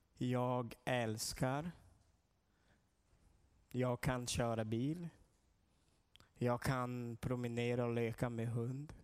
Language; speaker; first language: Swedish; non-native, learner; Portuguese